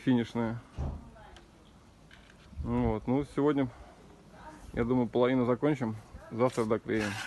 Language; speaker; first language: Russian; native; Russian